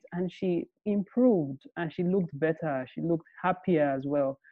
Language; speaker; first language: English; non-native, local second language; Yoruba